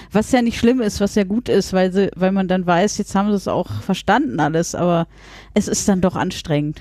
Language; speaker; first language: German; native; German